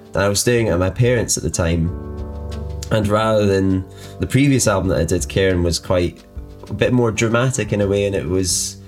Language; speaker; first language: English; native; English